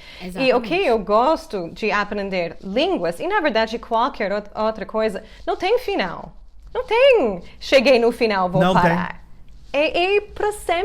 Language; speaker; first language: Portuguese; non-native, fluent; English